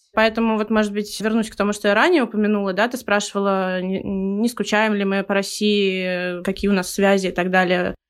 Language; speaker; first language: Russian; native; Russian